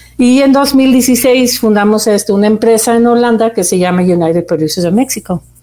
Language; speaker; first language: Spanish; non-native, fluent; Dutch